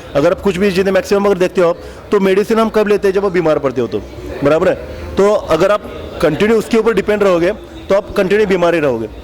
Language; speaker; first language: Hindi; non-native, local second language; Marathi